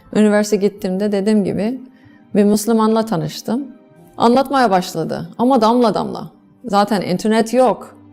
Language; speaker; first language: Turkish; non-native, fluent; English